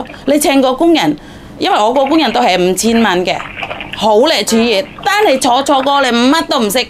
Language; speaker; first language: Cantonese; non-native, fluent; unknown